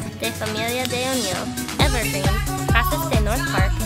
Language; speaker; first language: Spanish; non-native, learner; English